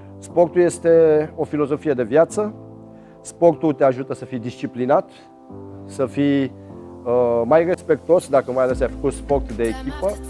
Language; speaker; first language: Romanian; early bilingual, heritage; Romanian